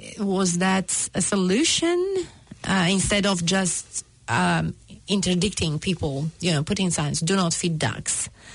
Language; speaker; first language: English; non-native, fluent; Romanian